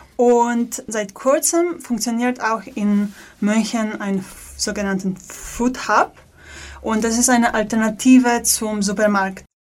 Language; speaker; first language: German; non-native, fluent; Polish